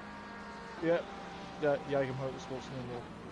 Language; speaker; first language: English; native; English